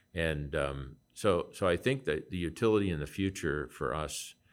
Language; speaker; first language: English; native; English